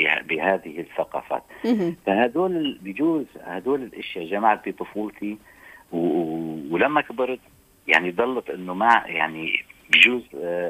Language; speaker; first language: Arabic; native; Arabic